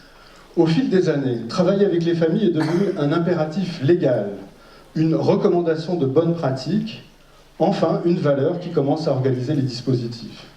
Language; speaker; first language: French; native; French